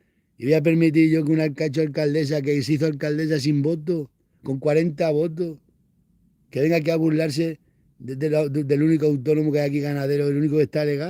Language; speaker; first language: Spanish; native; Spanish